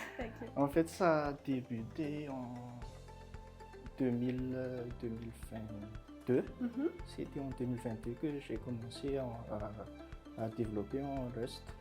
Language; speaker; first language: French; non-native, local second language; Malagasy